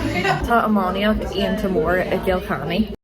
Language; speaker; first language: Irish; non-native, local second language; English